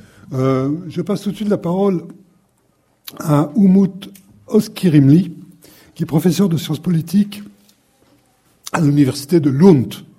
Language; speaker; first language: French; native; French